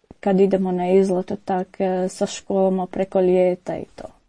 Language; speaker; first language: Croatian; non-native, learner; Arabic